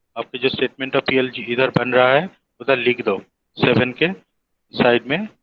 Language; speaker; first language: Hindi; non-native, local second language; Bangla